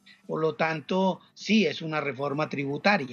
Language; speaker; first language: Spanish; native; Spanish